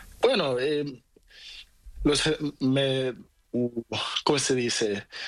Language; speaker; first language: Spanish; non-native, learner; Portuguese